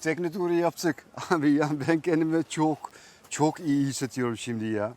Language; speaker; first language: Turkish; non-native, fluent; Dutch